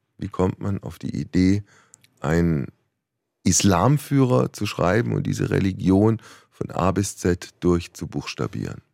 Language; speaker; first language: German; native; German